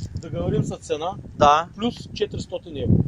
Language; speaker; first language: Russian; non-native, learner; Bulgarian